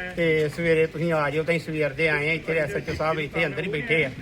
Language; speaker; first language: Punjabi; native; Punjabi